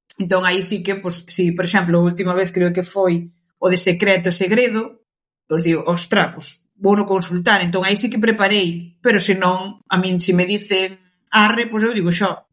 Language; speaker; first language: Galician; early bilingual, other home language; Kabuverdianu